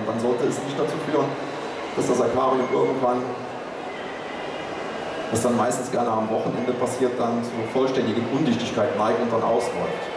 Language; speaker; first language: German; native; German